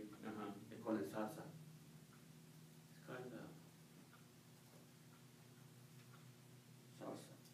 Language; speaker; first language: English; non-native, learner; Spanish